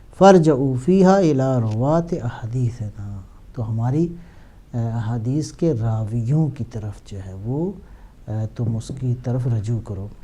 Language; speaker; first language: Urdu; native; Urdu